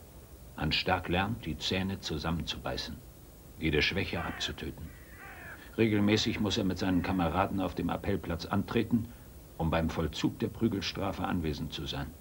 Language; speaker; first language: German; native; German